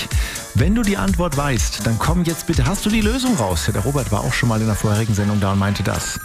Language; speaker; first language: German; native; German